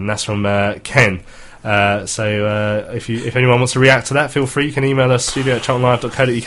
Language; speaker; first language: English; native; English